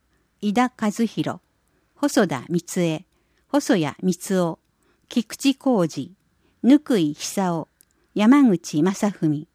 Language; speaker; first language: Japanese; native; Japanese